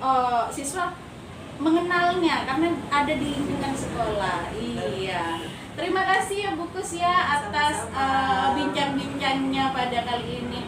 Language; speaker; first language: Indonesian; native; Indonesian